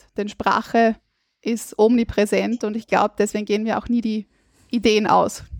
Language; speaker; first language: German; native; German